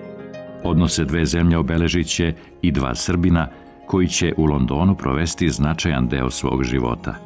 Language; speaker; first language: Bosnian; native; Bosnian